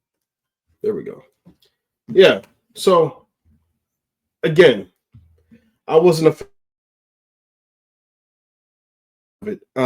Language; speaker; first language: English; native; English